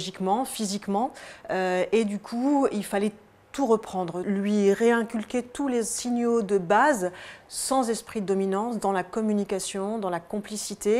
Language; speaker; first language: French; native; French